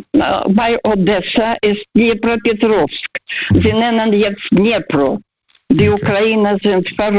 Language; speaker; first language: German; non-native, local second language; Russian